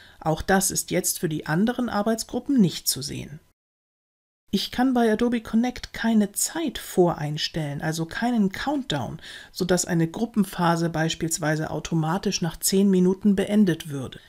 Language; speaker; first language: German; native; German